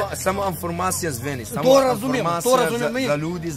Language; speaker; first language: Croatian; non-native, learner; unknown